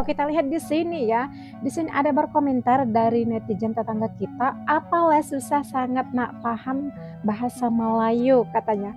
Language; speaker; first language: Indonesian; native; Indonesian